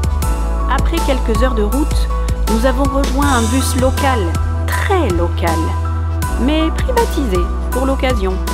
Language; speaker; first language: French; native; French